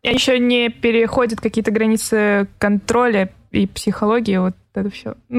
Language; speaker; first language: Russian; native; Russian